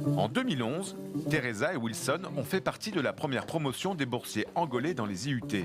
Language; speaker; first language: French; native; French